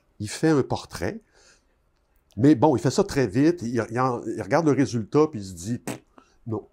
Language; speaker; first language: French; native; French